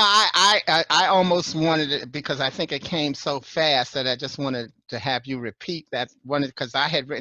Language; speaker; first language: English; native; English